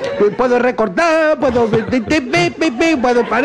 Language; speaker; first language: Spanish; native; Spanish